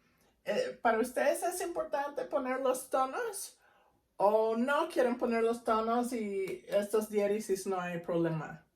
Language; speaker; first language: Spanish; non-native, fluent; English